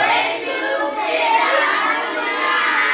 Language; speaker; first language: English; non-native, learner; Bangla